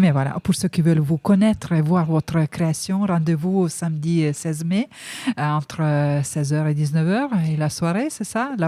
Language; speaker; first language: French; native; French